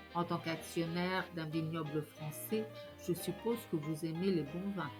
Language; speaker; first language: French; native; French